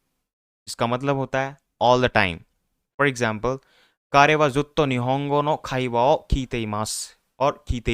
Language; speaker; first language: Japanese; non-native, fluent; Hindi